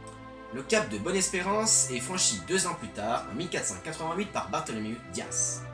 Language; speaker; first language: French; native; French